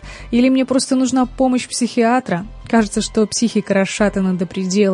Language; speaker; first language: Russian; native; Russian